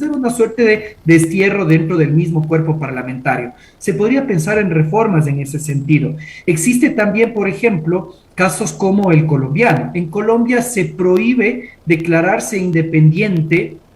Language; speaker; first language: Spanish; native; Spanish